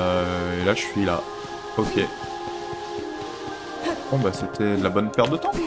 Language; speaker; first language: French; native; French